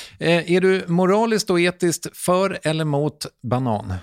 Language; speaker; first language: Swedish; native; Swedish